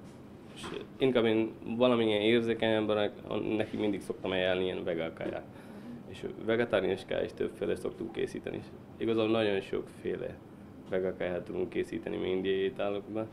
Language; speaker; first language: Hungarian; non-native, learner; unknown